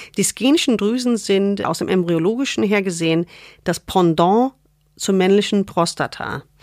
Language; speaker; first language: German; non-native, fluent; English